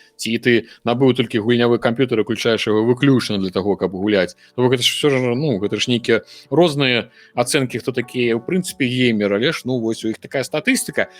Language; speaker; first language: Belarusian; non-native, local second language; Russian